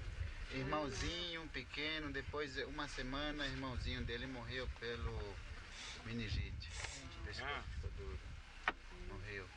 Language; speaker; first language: Portuguese; non-native, local second language; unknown